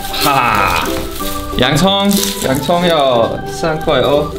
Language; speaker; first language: Chinese; non-native, fluent; German